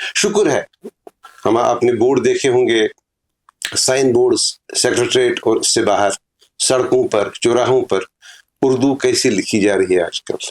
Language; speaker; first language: Urdu; non-native, local second language; Kashmiri